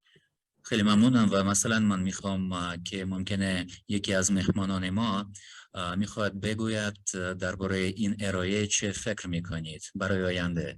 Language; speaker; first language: Persian; non-native, learner; Russian